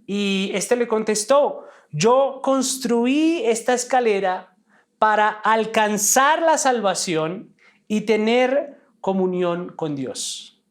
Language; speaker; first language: Spanish; native; Spanish